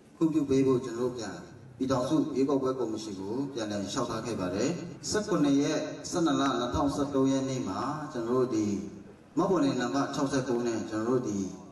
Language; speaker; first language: Burmese; non-native, local second language; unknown